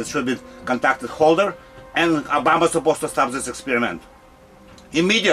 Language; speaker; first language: English; non-native, learner; Russian